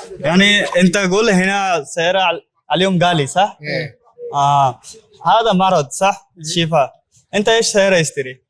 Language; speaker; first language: Arabic; non-native, learner; Bangla